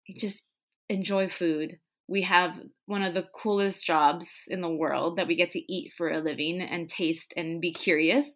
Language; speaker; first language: English; non-native, fluent; Spanish